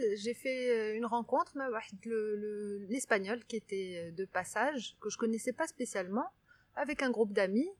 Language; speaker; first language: French; non-native, local second language; Arabic